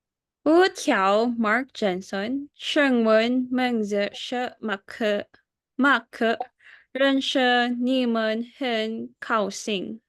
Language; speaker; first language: Chinese; non-native, learner; Filipino